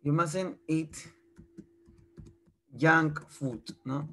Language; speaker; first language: English; non-native, fluent; Spanish